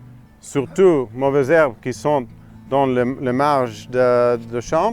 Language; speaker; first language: French; non-native, fluent; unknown